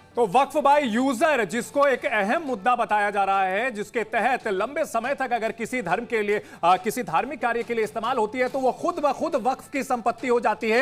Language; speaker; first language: Hindi; native; Hindi